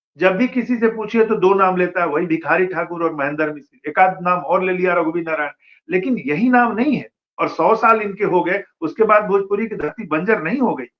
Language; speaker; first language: Hindi; non-native, local second language; Bhojpuri